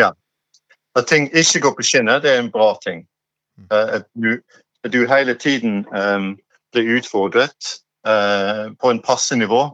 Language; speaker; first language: Norwegian; non-native, fluent; English